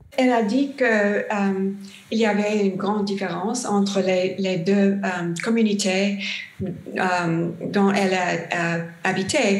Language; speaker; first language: French; non-native, learner; English